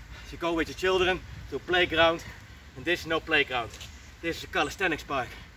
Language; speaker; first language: English; non-native, fluent; Dutch